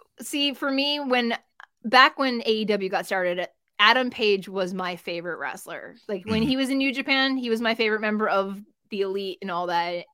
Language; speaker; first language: English; native; English